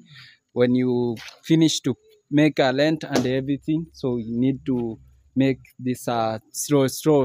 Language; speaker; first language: English; non-native, learner; Swahili